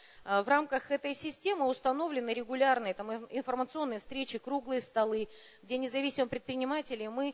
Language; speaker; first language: Russian; native; Russian